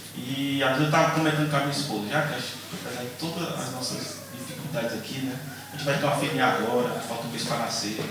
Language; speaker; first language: Portuguese; native; Portuguese